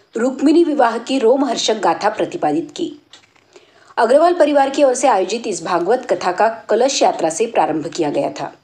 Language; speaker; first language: Hindi; non-native, local second language; Marathi